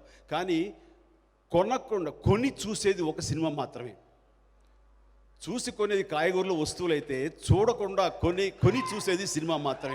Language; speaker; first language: Telugu; native; Telugu